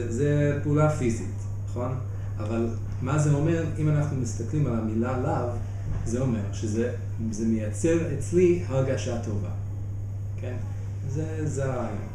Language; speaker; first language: Hebrew; non-native, fluent; English